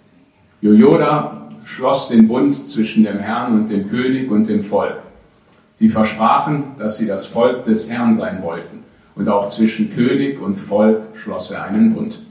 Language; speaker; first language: German; native; German